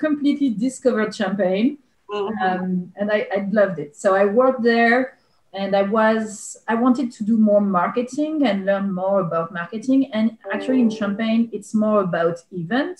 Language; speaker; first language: English; non-native, fluent; French